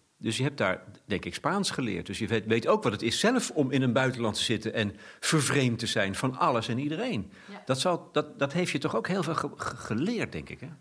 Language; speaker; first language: Dutch; native; Dutch